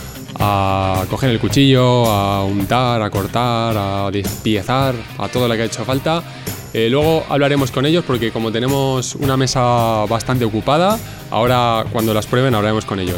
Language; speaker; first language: Spanish; native; Spanish